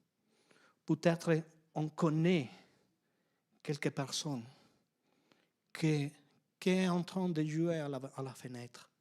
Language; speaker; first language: French; non-native, fluent; Spanish